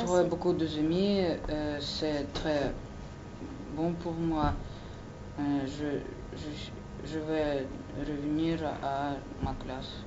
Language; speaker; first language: French; non-native, learner; Russian